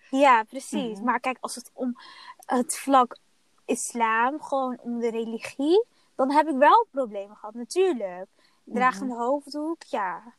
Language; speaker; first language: Dutch; early bilingual, other home language; Somali